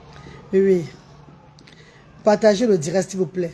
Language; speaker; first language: French; non-native, local second language; Lingala